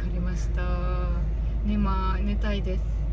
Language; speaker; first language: Japanese; non-native, learner; German